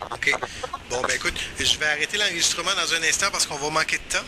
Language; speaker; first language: French; native; French